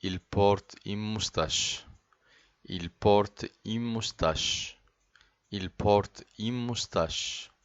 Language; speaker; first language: French; non-native, fluent; Arabic